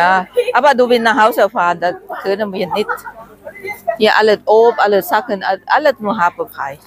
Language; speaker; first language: German; non-native, learner; Thai